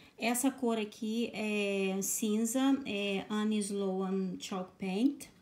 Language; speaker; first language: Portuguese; native; Portuguese